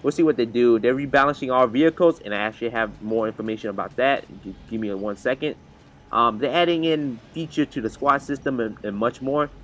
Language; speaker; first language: English; native; English